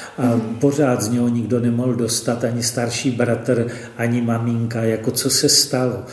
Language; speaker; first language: Czech; native; Czech